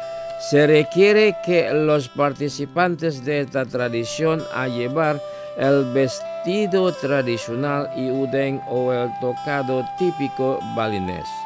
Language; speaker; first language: Spanish; non-native, fluent; Indonesian